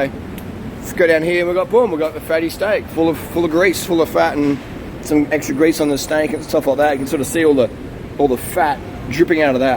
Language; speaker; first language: English; native; English